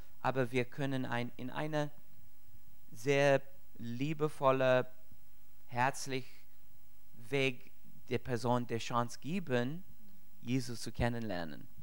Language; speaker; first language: German; non-native, learner; English